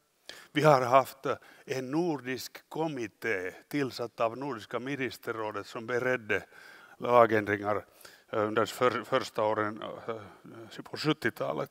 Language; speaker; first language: Swedish; non-native, local second language; Finnish